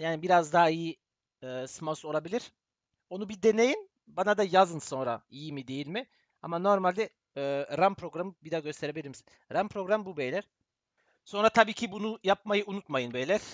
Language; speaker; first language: Turkish; early bilingual, heritage; Turkish